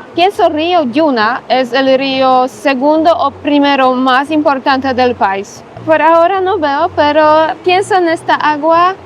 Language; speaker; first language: Spanish; non-native, learner; Polish